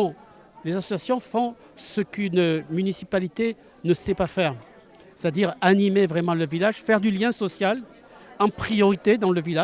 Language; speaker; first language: French; native; French